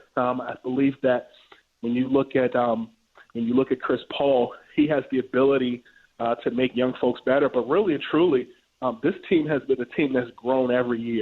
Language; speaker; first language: English; native; English